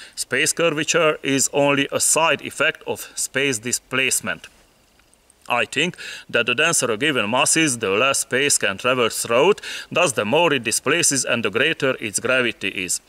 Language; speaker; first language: English; non-native, fluent; Hungarian